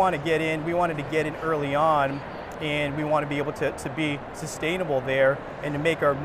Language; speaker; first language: English; native; English